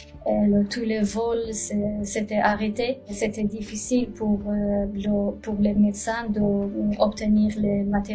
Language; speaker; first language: French; non-native, learner; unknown